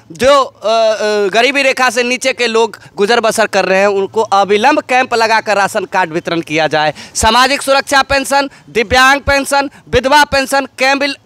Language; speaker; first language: Hindi; native; Hindi